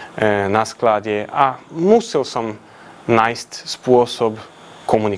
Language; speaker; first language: Slovak; non-native, fluent; Swedish